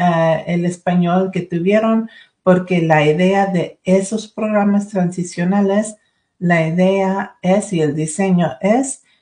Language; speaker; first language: Spanish; early bilingual, other home language; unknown